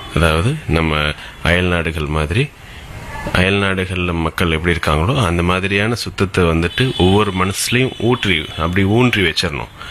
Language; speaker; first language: Tamil; native; Tamil